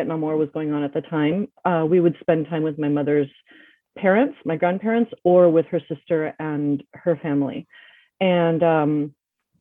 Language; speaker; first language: English; early bilingual, other home language; Spanish